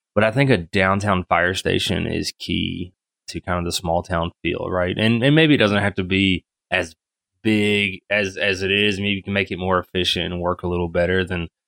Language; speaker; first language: English; native; English